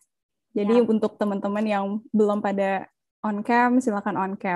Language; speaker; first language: Indonesian; native; Indonesian